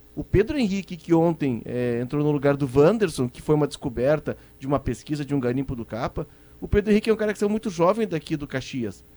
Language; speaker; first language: Portuguese; native; Portuguese